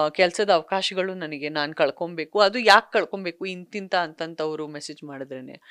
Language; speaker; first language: Kannada; non-native, local second language; Sindhi